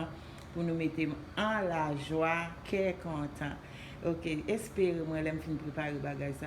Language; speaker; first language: French; non-native, local second language; Haitian Creole